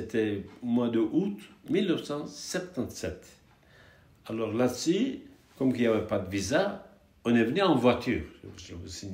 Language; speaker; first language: French; non-native, fluent; Turkish